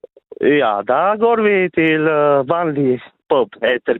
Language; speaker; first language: Norwegian; non-native, local second language; Northern Sami